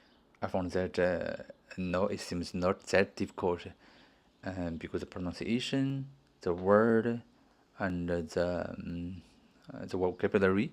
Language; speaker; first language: English; non-native, learner; Chinese